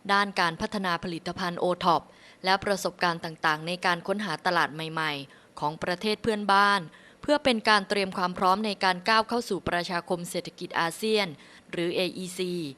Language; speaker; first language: Thai; native; Thai